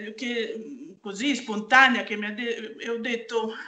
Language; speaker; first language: Italian; native; Italian